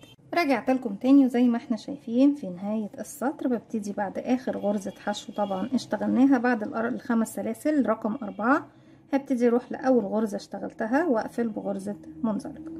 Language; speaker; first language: Arabic; native; Arabic